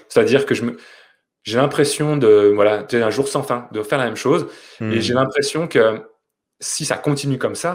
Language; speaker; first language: French; native; French